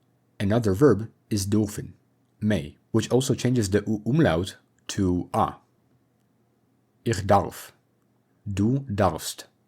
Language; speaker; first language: German; non-native, fluent; English